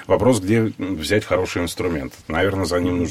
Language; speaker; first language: Russian; native; Russian